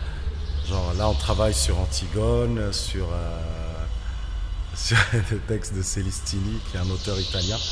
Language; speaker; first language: French; non-native, local second language; Arabic